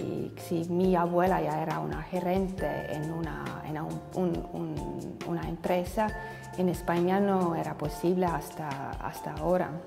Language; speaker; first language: Spanish; non-native, fluent; Estonian